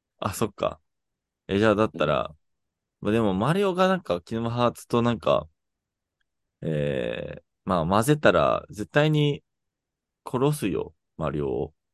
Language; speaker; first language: Japanese; non-native, fluent; English